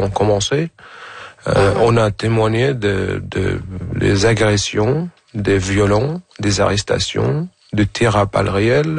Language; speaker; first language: French; non-native, fluent; Arabic